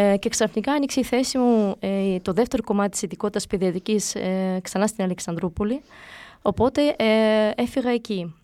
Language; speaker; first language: Greek; early bilingual, other home language; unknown